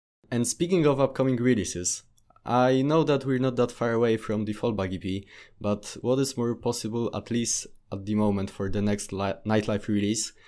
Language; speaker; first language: English; non-native, fluent; Polish